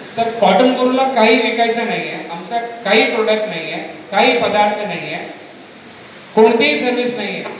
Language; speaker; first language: Marathi; non-native, local second language; Hindi